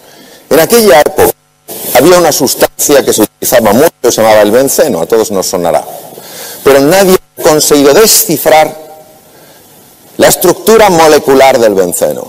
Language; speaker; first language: Spanish; native; Spanish